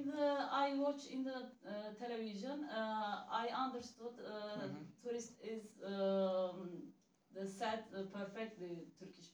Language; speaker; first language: English; non-native, learner; Turkish